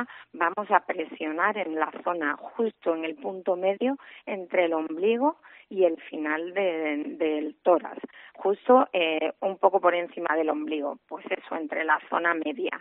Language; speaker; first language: Spanish; native; Spanish